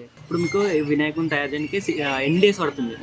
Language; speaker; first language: Telugu; native; Telugu